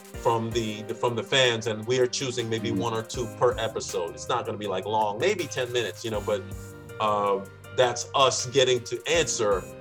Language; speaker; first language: English; native; English